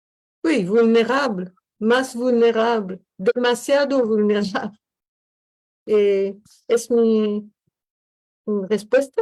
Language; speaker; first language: Spanish; non-native, learner; French